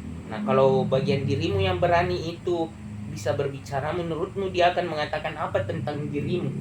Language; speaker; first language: Indonesian; native; Indonesian